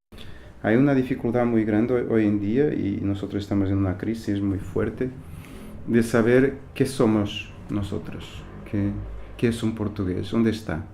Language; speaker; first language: Spanish; non-native, fluent; Portuguese